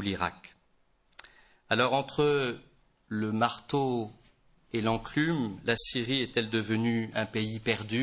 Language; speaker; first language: French; native; French